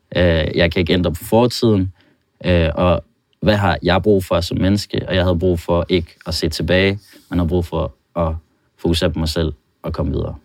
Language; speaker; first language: Danish; non-native, fluent; Norwegian